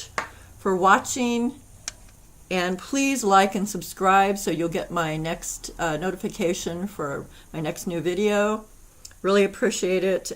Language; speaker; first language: English; native; English